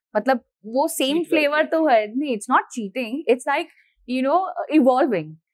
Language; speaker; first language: Hindi; non-native, local second language; Marathi